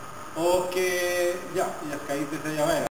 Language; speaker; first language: Swedish; non-native, fluent; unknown